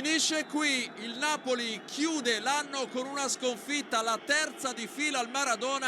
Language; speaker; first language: Italian; native; Italian